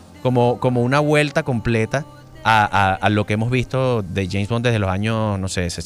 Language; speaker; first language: Spanish; native; Spanish